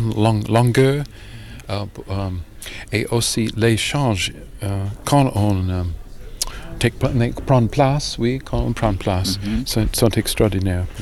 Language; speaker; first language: French; non-native, learner; English